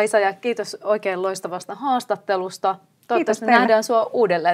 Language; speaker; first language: Finnish; native; Finnish